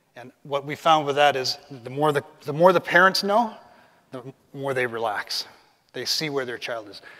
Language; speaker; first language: English; native; English